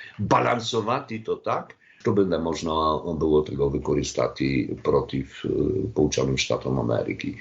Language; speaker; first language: Polish; non-native, learner; Ukrainian